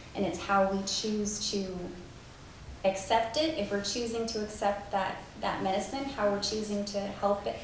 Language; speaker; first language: English; native; English